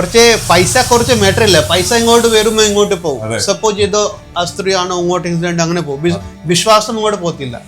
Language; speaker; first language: Malayalam; non-native, learner; Kannada